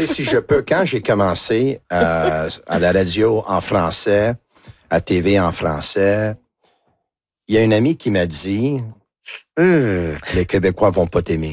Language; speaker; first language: French; non-native, local second language; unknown